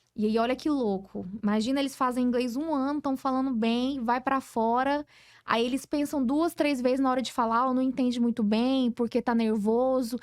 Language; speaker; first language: Portuguese; early bilingual, heritage; Portuguese